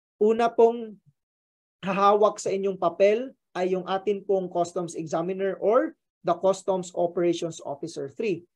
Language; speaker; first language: Filipino; native; Filipino